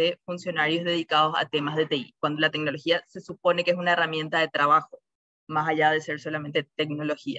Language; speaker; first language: Spanish; native; Spanish